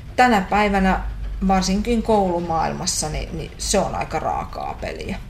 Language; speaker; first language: Finnish; native; Finnish